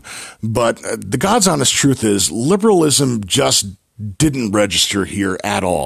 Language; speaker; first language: English; native; English